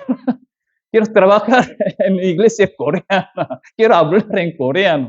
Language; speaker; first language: Spanish; non-native, fluent; Korean